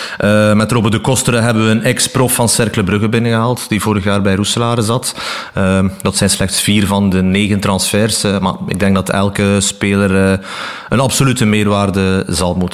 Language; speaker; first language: Dutch; native; Dutch